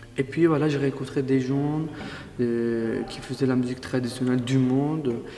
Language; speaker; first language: French; non-native, fluent; Kurdish